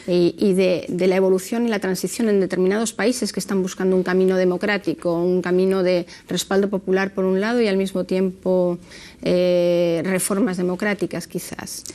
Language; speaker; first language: Spanish; native; Spanish